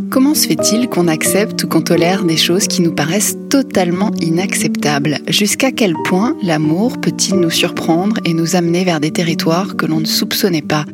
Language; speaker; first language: French; native; French